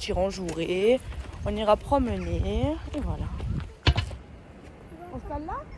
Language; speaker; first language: French; native; French